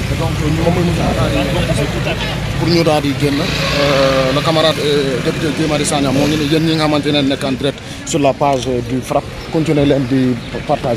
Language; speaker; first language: French; non-native, local second language; Wolof